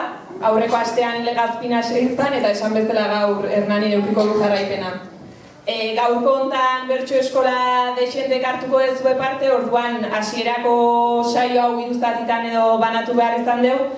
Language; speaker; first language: Basque; native; Basque